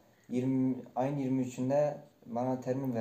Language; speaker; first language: Turkish; non-native, fluent; Kurdish